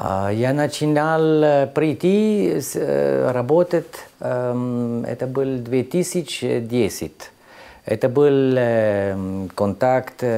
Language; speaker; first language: Ukrainian; non-native, learner; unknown